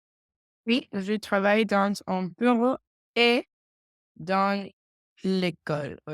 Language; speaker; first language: French; non-native, learner; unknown